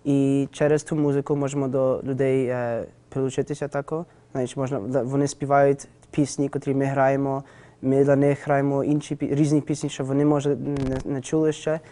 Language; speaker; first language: Ukrainian; early bilingual, heritage; Ukrainian